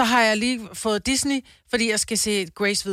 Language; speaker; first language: Danish; native; Danish